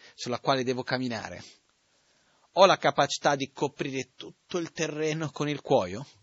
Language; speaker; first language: Italian; non-native, fluent; Portuguese